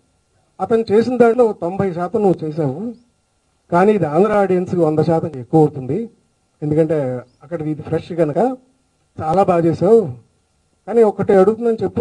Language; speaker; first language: Telugu; native; Telugu